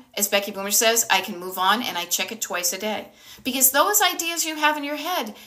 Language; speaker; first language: English; native; English